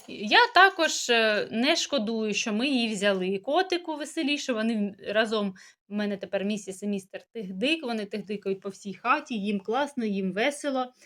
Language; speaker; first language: Ukrainian; native; Ukrainian